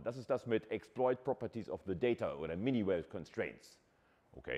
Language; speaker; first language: German; native; German